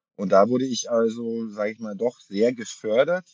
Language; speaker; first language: German; native; German